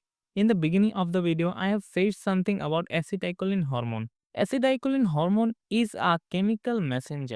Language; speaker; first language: English; non-native, fluent; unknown